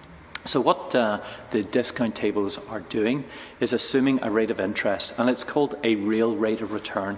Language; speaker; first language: English; native; English